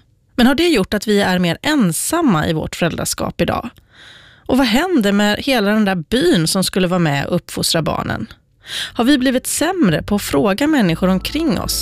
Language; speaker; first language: Swedish; native; Swedish